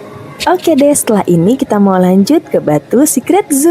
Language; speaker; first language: Indonesian; native; Indonesian